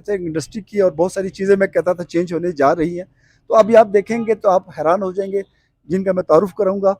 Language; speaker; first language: Hindi; non-native, local second language; Balti